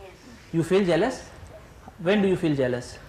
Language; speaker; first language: Hindi; native; Hindi